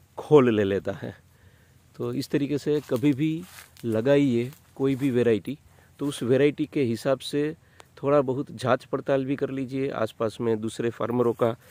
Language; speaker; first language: Hindi; non-native, local second language; Gujarati